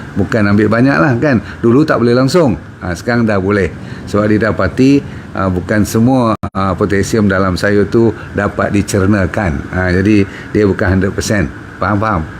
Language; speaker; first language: Malay; native; Malay